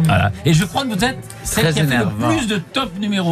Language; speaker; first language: French; native; French